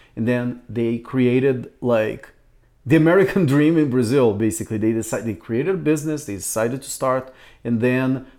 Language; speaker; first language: English; non-native, fluent; Portuguese